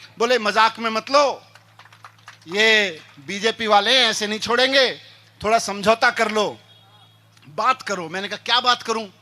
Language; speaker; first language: Hindi; native; Hindi